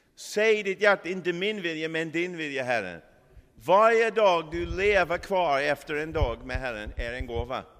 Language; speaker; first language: Swedish; non-native, fluent; English